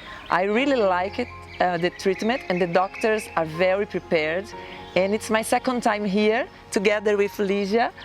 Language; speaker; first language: English; non-native, learner; Portuguese